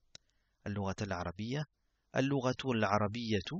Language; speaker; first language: Arabic; non-native, fluent; French